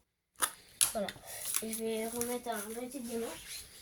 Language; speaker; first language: French; native; French